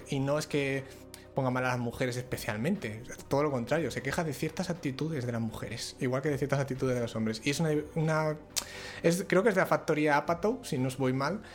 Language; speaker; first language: Spanish; native; Spanish